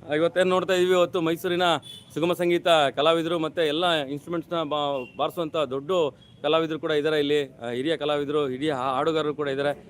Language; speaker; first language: Kannada; native; Kannada